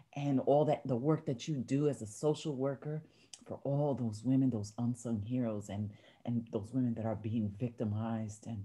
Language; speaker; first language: English; early bilingual, other home language; Spanish